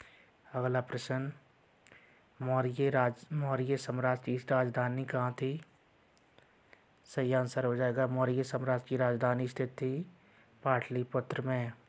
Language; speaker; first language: Hindi; native; Hindi